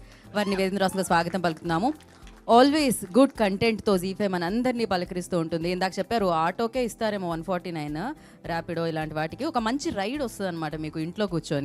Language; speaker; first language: Telugu; native; Telugu